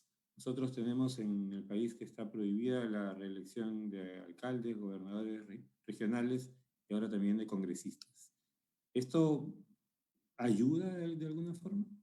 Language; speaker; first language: Spanish; native; Spanish